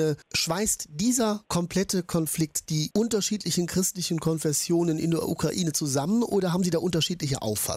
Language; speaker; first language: German; native; German